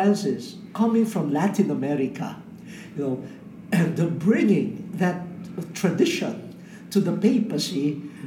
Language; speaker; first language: English; non-native, local second language; Filipino